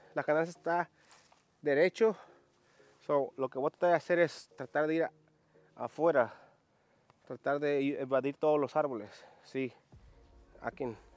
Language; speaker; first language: Spanish; early bilingual, heritage; Spanish